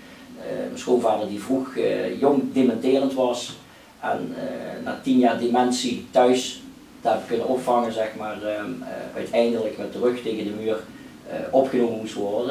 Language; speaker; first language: Dutch; native; Dutch